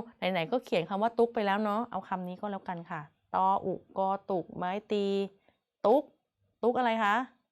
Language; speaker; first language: Thai; native; Thai